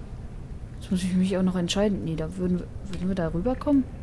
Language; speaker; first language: German; native; German